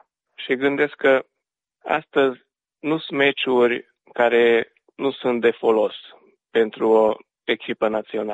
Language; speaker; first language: Romanian; non-native, learner; Hungarian